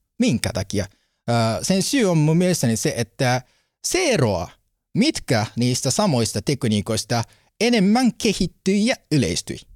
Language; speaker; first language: Finnish; non-native, learner; Japanese